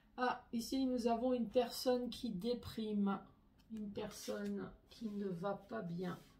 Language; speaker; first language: French; native; French